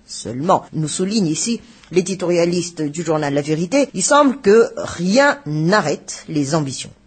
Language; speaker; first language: French; non-native, local second language; Malagasy